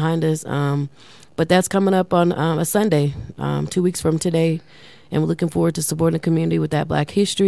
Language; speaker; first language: English; native; English